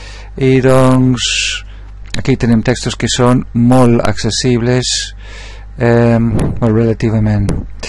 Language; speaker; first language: Catalan; non-native, local second language; Spanish